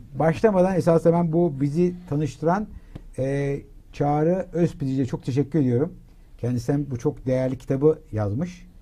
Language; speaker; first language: Turkish; early bilingual, heritage; Turkish